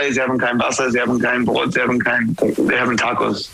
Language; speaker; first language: German; non-native, fluent; English